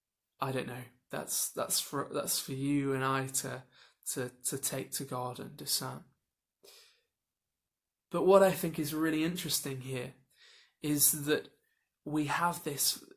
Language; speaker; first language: English; native; English